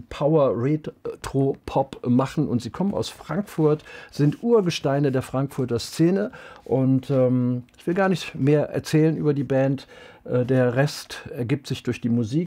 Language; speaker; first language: German; native; German